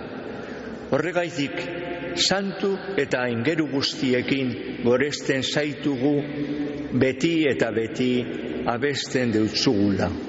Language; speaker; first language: Basque; native; Basque